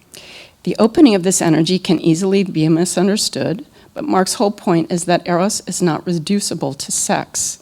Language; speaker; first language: English; native; English